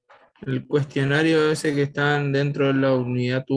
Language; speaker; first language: Spanish; native; Spanish